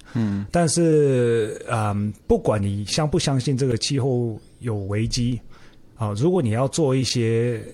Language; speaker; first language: Chinese; native; Chinese